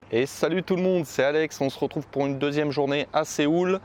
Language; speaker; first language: French; native; French